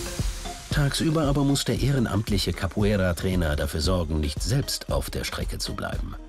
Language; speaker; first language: German; native; German